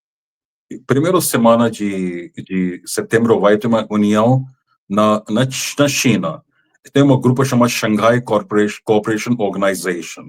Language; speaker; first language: Portuguese; non-native, fluent; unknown